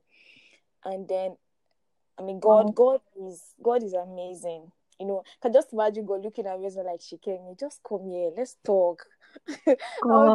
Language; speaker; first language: English; non-native, local second language; Yoruba